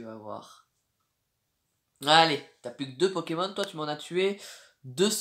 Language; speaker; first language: French; native; French